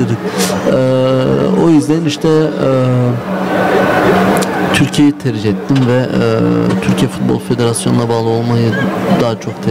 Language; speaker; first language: Turkish; early bilingual, heritage; Turkish